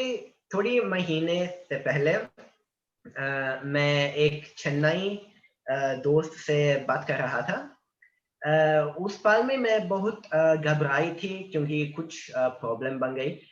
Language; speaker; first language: Hindi; non-native, learner; Italian